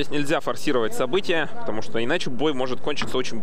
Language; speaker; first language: Russian; native; Russian